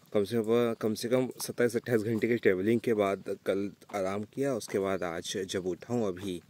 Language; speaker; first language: Hindi; native; Hindi